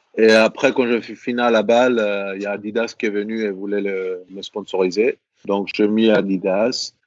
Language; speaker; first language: French; non-native, fluent; Greek